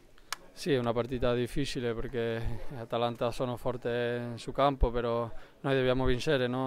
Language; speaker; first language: Italian; non-native, learner; Spanish